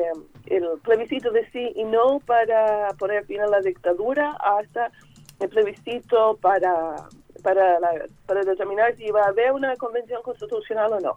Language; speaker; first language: Spanish; non-native, fluent; English